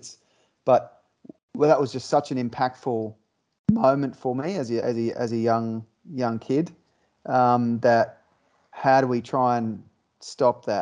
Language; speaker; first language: English; native; English